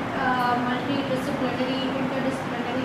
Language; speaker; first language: Hindi; native; Hindi